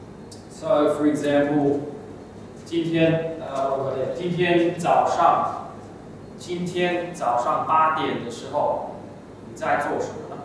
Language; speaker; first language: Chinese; non-native, fluent; English